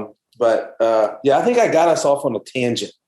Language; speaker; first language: English; native; English